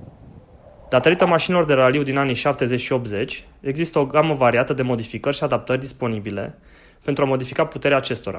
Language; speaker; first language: Romanian; native; Romanian